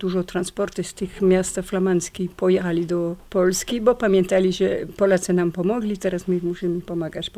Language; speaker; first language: Polish; non-native, learner; French